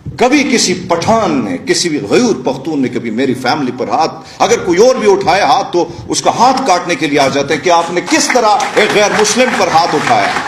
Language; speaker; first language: Urdu; non-native, local second language; Pashto